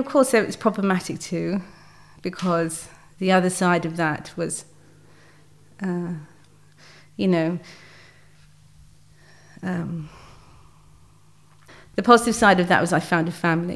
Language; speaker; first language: English; native; English